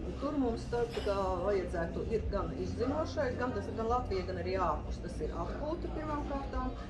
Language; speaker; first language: Latvian; native; Latvian